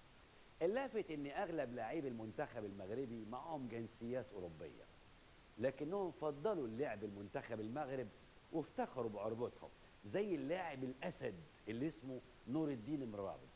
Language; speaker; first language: Arabic; native; Arabic